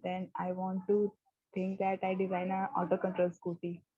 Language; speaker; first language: English; non-native, learner; Hindi